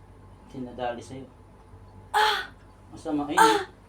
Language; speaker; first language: Filipino; native; Filipino